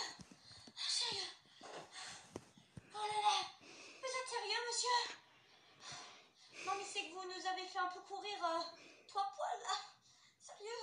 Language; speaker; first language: French; native; French